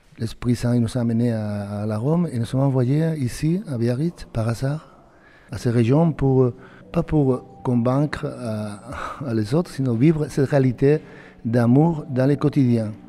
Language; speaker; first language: French; non-native, fluent; Spanish